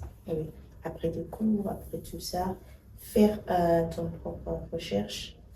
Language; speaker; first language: French; non-native, fluent; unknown